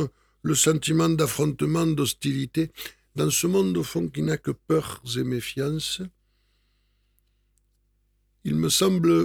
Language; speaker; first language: French; native; French